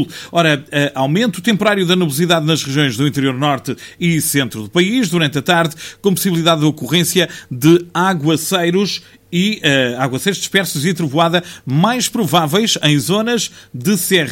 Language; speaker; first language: Portuguese; native; Portuguese